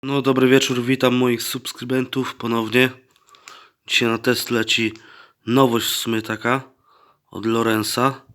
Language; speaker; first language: Polish; native; Polish